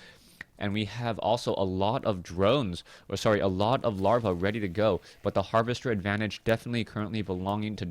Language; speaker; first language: English; native; English